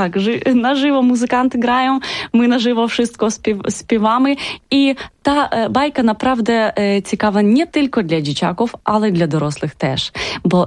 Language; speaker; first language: Polish; non-native, learner; Ukrainian